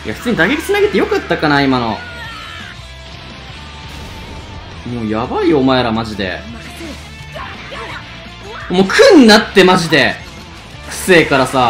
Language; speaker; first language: Japanese; native; Japanese